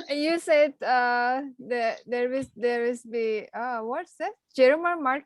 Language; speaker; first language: English; non-native, learner; Indonesian